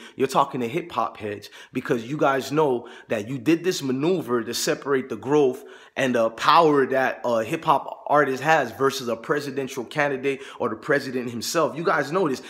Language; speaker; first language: English; native; English